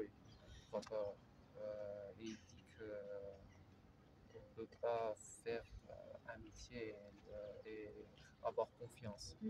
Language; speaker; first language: French; non-native, learner; Armenian